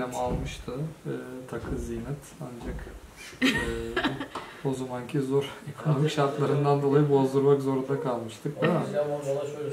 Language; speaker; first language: Turkish; native; Turkish